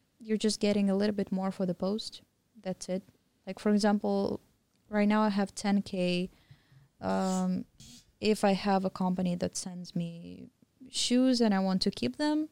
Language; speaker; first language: English; non-native, fluent; Russian